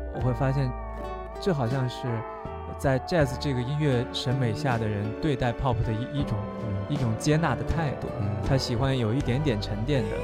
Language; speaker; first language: Chinese; native; Chinese